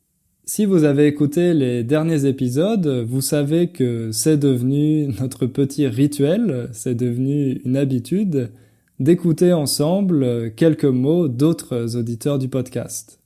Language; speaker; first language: French; native; French